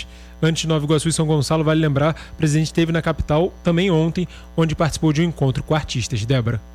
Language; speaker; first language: Portuguese; native; Portuguese